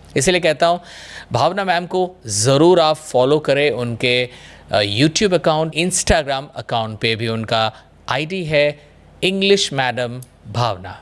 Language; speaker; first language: Hindi; non-native, local second language; Bangla